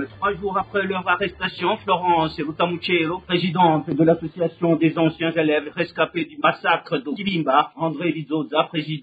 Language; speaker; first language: French; non-native, local second language; Rundi